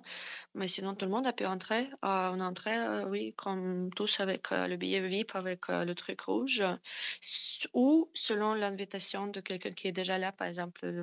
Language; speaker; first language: French; non-native, fluent; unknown